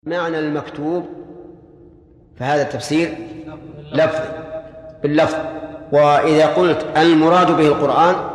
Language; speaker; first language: Arabic; native; Arabic